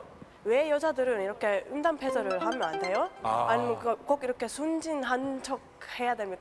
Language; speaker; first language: Korean; non-native, fluent; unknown